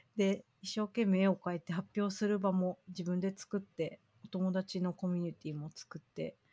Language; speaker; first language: Japanese; native; Japanese